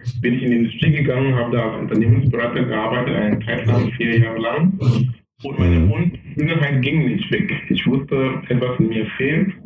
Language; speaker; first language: German; non-native, fluent; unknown